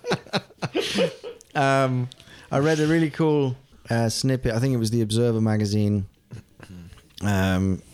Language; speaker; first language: English; non-native, local second language; German